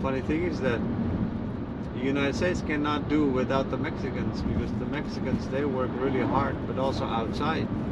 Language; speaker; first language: English; non-native, fluent; Dutch